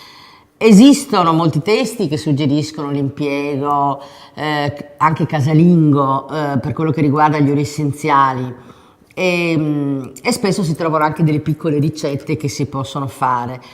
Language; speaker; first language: Italian; native; Italian